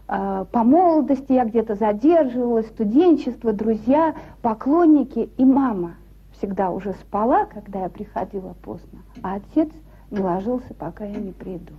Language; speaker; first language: Russian; native; Russian